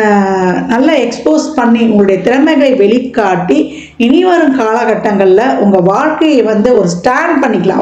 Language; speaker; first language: Tamil; native; Tamil